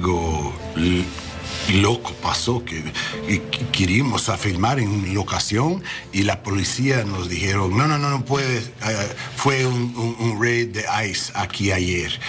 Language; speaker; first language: Spanish; non-native, learner; English